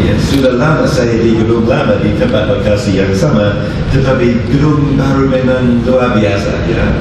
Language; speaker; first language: Indonesian; non-native, fluent; English